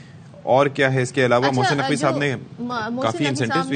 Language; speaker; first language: Urdu; native; Urdu